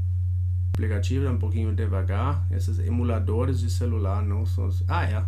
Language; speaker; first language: Portuguese; non-native, fluent; German